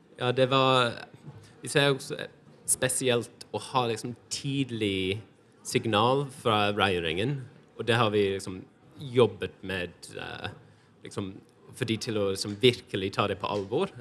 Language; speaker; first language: Norwegian; non-native, fluent; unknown